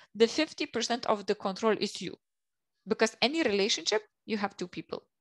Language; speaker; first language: English; non-native, fluent; Lithuanian